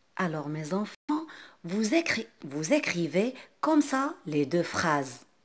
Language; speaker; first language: French; non-native, local second language; Arabic